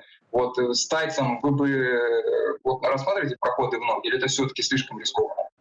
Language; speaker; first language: Russian; native; Russian